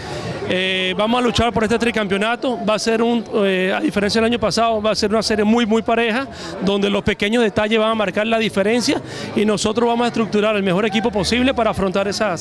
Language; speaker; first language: Spanish; native; Spanish